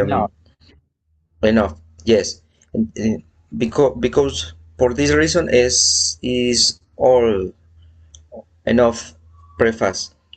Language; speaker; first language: English; non-native, learner; Spanish